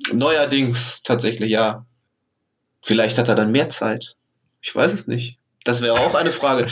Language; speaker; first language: German; native; German